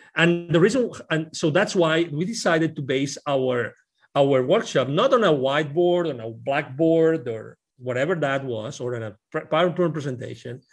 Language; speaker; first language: English; non-native, fluent; Spanish